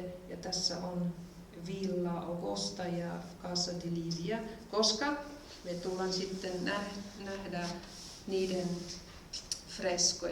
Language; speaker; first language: Finnish; non-native, fluent; German